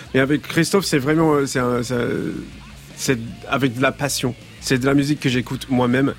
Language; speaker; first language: French; non-native, fluent; English